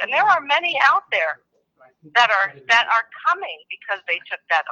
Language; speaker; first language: English; native; English